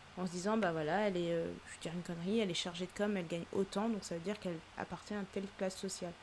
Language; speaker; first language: French; early bilingual, other home language; Lingala